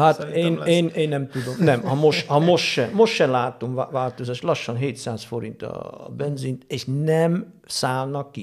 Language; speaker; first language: Hungarian; non-native, fluent; Dutch